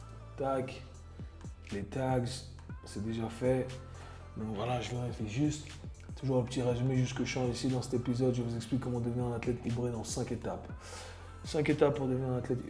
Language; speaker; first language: French; native; French